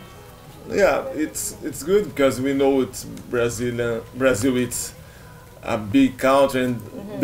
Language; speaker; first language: English; non-native, learner; Portuguese